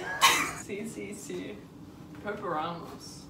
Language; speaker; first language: Spanish; non-native, learner; English